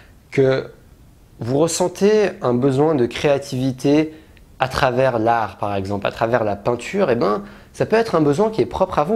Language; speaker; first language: French; native; French